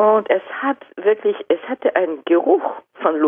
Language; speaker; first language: German; non-native, fluent; Japanese